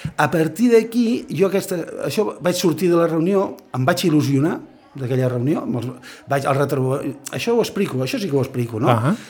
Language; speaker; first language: Catalan; native; Catalan